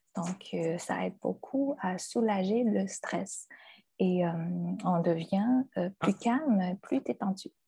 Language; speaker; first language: French; non-native, fluent; Chinese